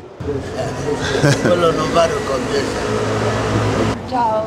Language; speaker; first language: Italian; native; Italian